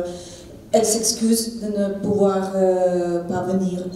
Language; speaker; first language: French; non-native, fluent; Italian